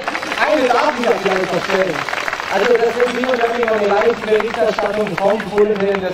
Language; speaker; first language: German; native; German